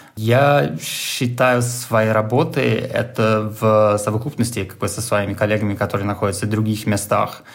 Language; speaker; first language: Russian; non-native, fluent; English